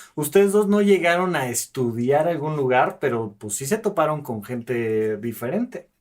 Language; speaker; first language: Spanish; native; Spanish